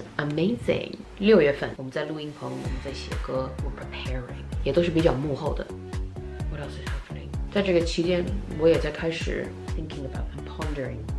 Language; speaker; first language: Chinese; early bilingual, heritage; Chinese